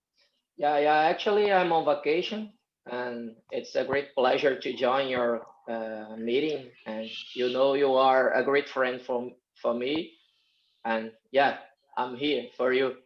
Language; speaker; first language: English; non-native, fluent; Portuguese